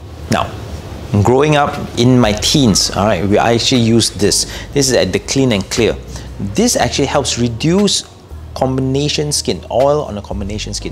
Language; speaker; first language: English; non-native, local second language; Malay